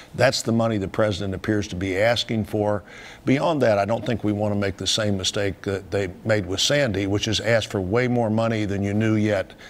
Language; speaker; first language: English; native; English